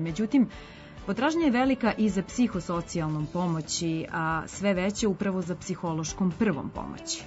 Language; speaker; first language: Serbian; native; Serbian